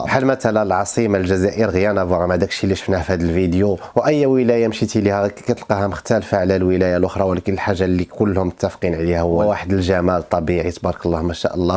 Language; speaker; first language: Arabic; native; Arabic